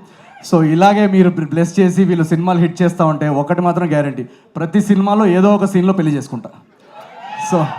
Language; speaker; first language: Telugu; native; Telugu